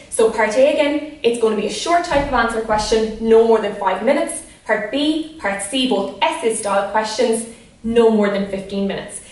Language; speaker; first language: English; native; English